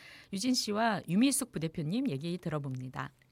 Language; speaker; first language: Korean; native; Korean